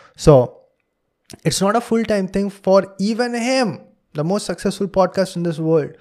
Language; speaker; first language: English; non-native, local second language; Hindi